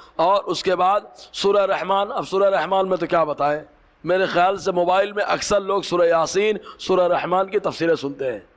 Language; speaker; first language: Urdu; native; Urdu